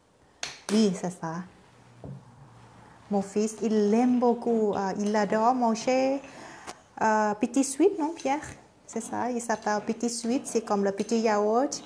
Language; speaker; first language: French; non-native, learner; Thai